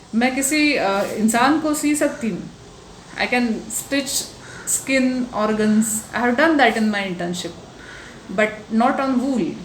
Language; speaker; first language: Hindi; non-native, local second language; Marathi